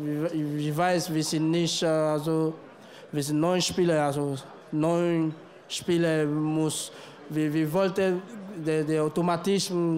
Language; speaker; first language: German; non-native, learner; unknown